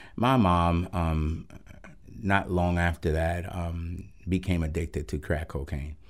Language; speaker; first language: English; early bilingual, other home language; Spanish